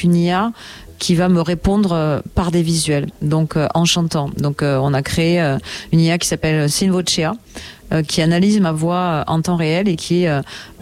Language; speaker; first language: French; native; French